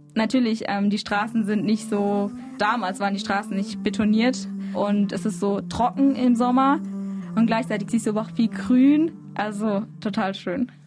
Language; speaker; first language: German; early bilingual, other home language; Arabic